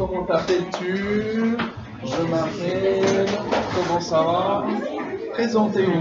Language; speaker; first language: French; non-native, fluent; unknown